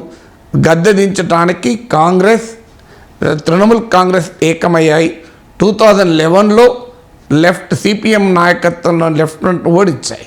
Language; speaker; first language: Telugu; native; Telugu